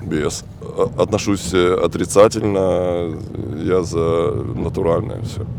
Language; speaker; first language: Russian; native; Russian